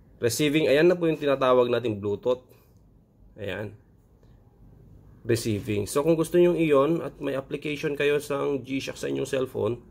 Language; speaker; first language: Filipino; non-native, local second language; Iloko